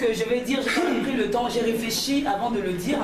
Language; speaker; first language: French; non-native, local second language; Lingala